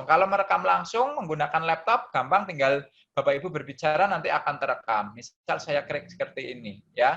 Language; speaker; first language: Indonesian; non-native, local second language; Javanese